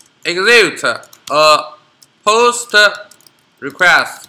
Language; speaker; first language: English; non-native, learner; Chinese